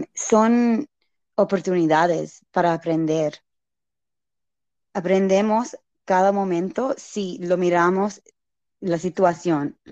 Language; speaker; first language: Spanish; non-native, learner; English